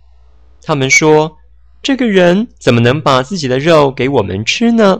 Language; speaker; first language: Chinese; native; Chinese